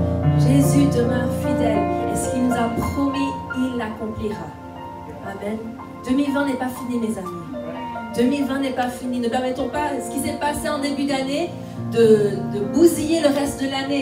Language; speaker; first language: French; native; French